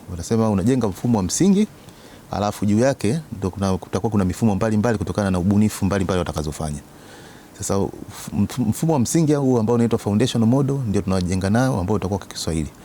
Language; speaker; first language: Swahili; native; Swahili